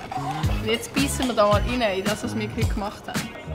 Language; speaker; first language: German; native; German